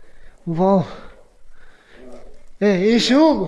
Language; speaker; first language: English; non-native, learner; Croatian